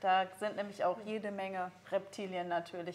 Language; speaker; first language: German; native; German